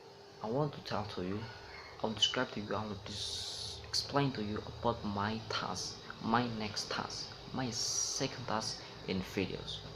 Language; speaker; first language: English; non-native, learner; Indonesian